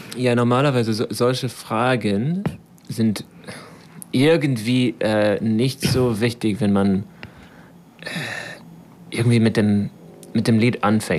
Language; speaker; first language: German; non-native, fluent; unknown